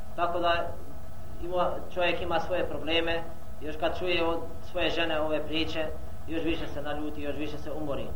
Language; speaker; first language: Bosnian; non-native, fluent; Arabic